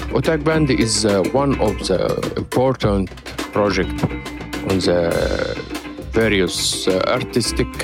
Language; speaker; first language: English; non-native, learner; Arabic